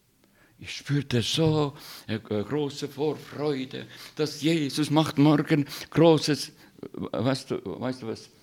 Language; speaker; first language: German; non-native, learner; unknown